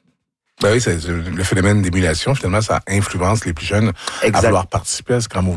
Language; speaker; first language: French; native; French